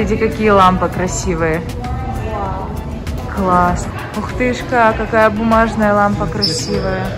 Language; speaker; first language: Russian; native; Russian